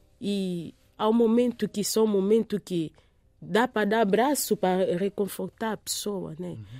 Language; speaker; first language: Portuguese; non-native, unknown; Lingala